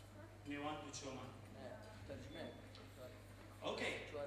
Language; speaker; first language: Finnish; non-native, learner; Central Kurdish